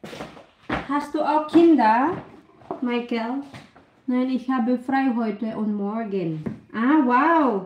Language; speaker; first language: German; non-native, learner; Filipino